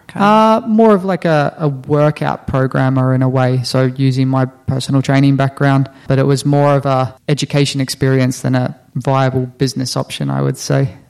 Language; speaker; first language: English; native; English